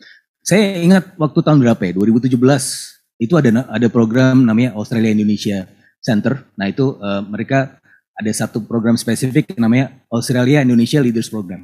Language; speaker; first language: Indonesian; native; Indonesian